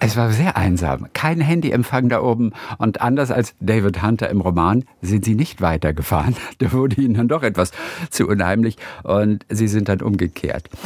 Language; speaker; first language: German; native; German